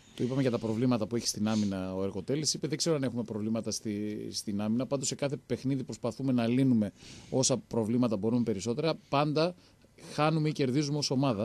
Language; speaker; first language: Greek; native; Greek